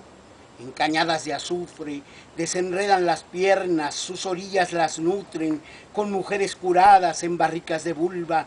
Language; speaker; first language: Spanish; native; Spanish